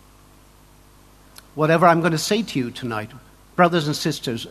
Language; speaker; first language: English; native; English